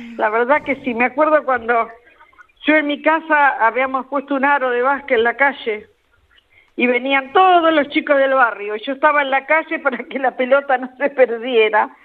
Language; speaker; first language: Spanish; native; Spanish